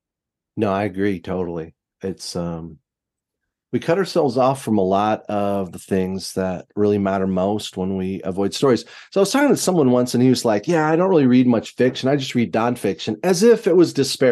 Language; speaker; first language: English; native; English